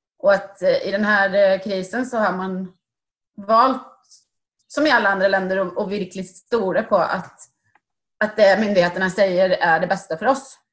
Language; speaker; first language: Swedish; native; Swedish